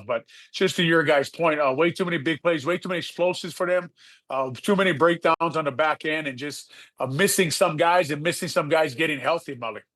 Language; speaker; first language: English; native; English